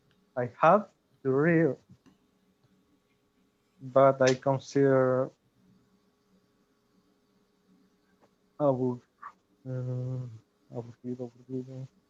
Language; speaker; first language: English; non-native, learner; Spanish